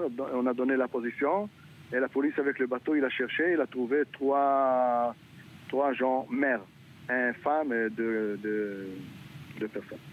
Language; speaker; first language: French; non-native, learner; Hebrew